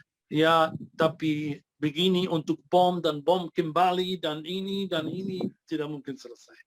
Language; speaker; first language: Indonesian; non-native, fluent; Arabic